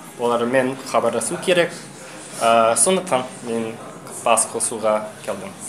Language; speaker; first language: Kazakh; non-native, learner; English